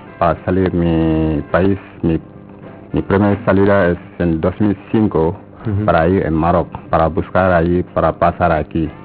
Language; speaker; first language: Spanish; non-native, learner; Wolof